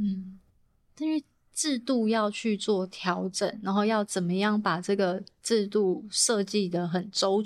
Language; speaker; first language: Chinese; native; Chinese